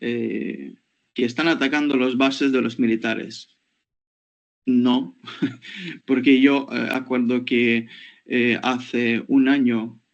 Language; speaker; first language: Spanish; non-native, fluent; Ukrainian